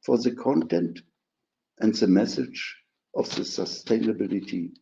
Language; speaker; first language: English; non-native, fluent; German